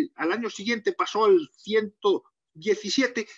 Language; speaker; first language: Spanish; native; Spanish